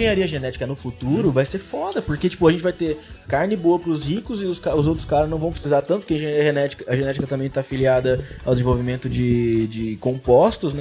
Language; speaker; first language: Portuguese; native; Portuguese